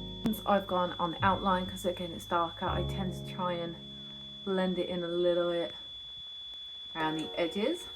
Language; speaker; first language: English; native; English